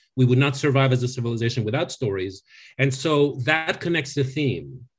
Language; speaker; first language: English; non-native, fluent; French